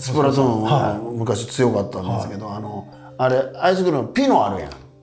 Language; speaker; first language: Japanese; native; Japanese